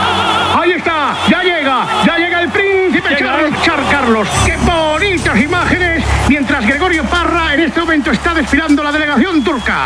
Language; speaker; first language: Spanish; native; Spanish